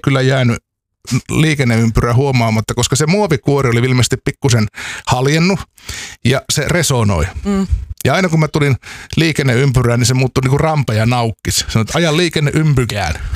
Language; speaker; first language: Finnish; native; Finnish